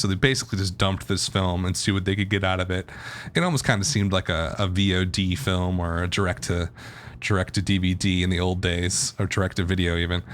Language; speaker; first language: English; native; English